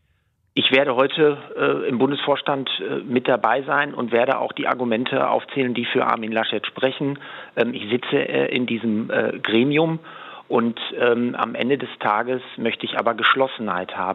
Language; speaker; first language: German; native; German